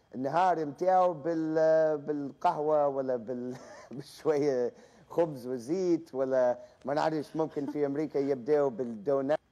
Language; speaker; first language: Arabic; non-native, fluent; English